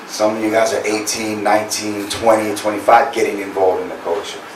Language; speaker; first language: English; native; English